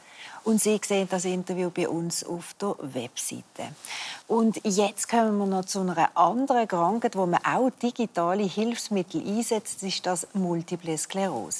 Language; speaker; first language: German; native; German